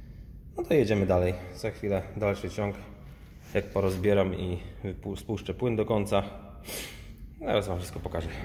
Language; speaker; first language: Polish; native; Polish